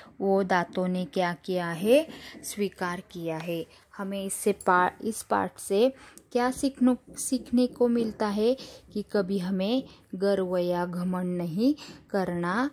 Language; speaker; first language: Hindi; non-native, local second language; Marathi